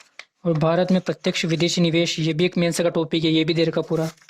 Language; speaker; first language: Hindi; native; Hindi